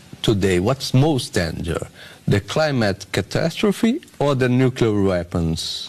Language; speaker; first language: English; non-native, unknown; Portuguese